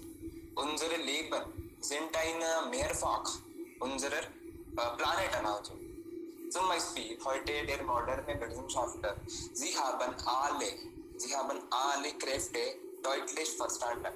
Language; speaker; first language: German; non-native, learner; Hindi